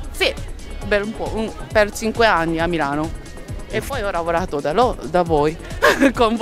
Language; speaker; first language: Italian; non-native, fluent; Japanese